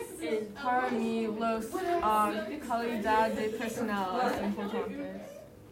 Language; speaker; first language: Spanish; non-native, learner; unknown